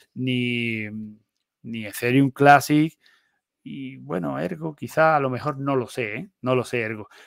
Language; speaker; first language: Spanish; native; Spanish